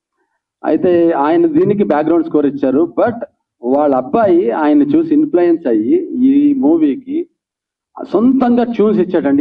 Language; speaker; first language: Telugu; native; Telugu